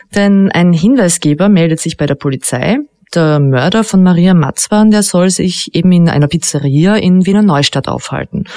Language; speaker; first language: German; native; German